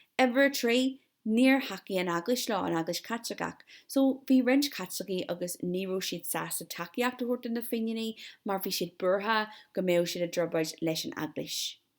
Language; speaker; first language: Irish; native; Irish